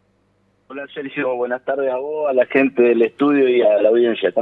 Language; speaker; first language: Spanish; native; Spanish